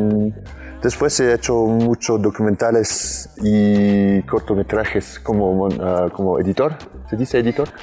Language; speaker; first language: Spanish; non-native, fluent; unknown